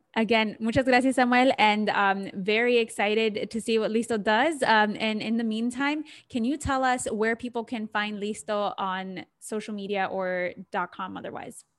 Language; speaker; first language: English; native; English